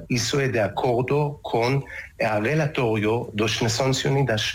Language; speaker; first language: Portuguese; non-native, learner; Hebrew